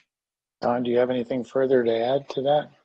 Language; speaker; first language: English; native; English